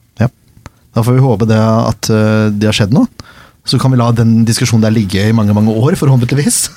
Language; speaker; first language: Norwegian; native; Norwegian